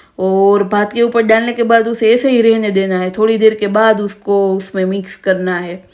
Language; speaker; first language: Hindi; non-native, local second language; Gujarati